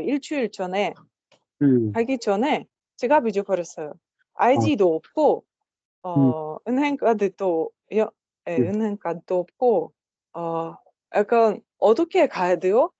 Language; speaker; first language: Korean; non-native, learner; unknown